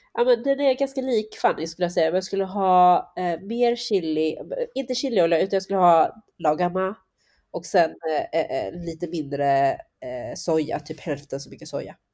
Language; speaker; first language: Swedish; early bilingual, other home language; Chinese